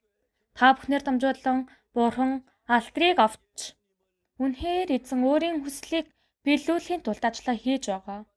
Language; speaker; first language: Mongolian; non-native, fluent; Korean